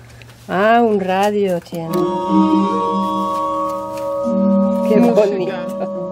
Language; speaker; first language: Spanish; non-native, fluent; Swedish